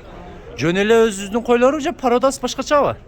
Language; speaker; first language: Kyrgyz; non-native, local second language; Uzbek